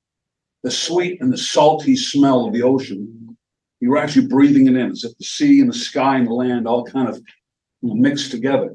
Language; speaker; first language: English; native; English